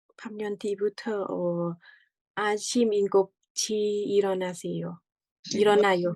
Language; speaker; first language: Korean; non-native, learner; Thai